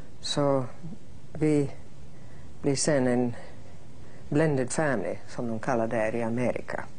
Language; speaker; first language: Swedish; non-native, fluent; English